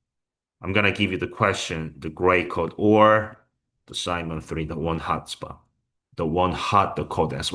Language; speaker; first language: English; non-native, fluent; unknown